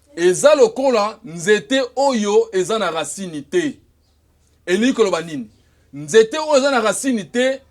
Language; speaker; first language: Lingala; native; Lingala